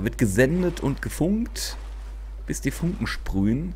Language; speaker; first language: German; native; German